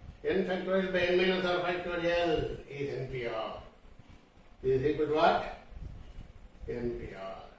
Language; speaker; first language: English; non-native, local second language; Tamil